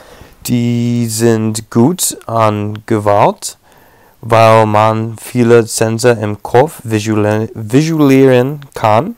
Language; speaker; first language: German; non-native, learner; English